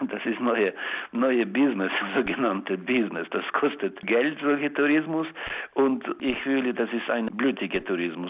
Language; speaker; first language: German; non-native, learner; Ukrainian